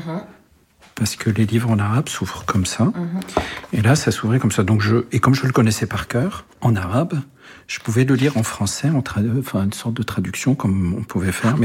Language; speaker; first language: French; early bilingual, other home language; Arabic